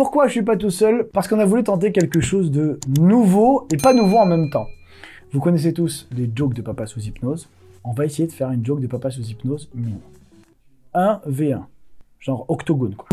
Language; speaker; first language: French; native; French